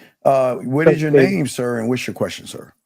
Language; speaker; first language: English; native; English